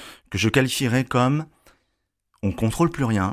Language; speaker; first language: French; native; French